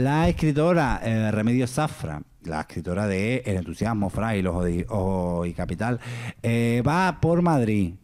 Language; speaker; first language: Spanish; native; Spanish